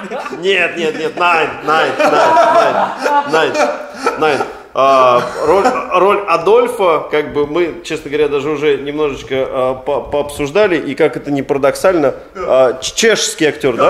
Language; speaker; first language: Russian; native; Russian